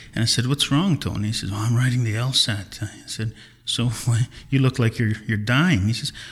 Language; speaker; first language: English; early bilingual, other home language; Italian